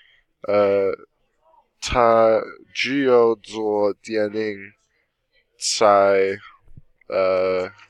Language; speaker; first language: Chinese; non-native, learner; English